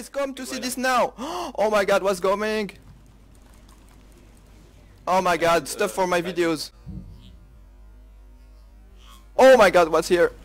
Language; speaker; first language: English; non-native, fluent; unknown